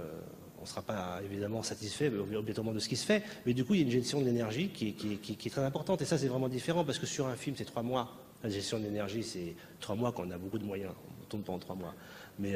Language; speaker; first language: French; native; French